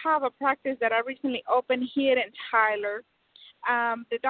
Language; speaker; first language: English; non-native, fluent; Spanish